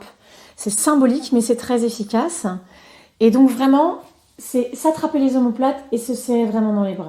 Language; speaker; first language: French; native; French